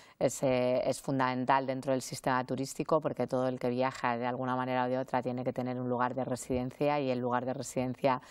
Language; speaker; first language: Spanish; native; Spanish